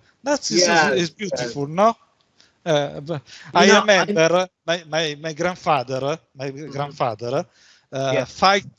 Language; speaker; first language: English; non-native, learner; Italian